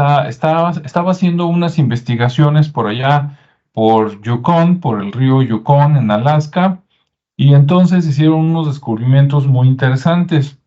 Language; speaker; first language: Spanish; native; Spanish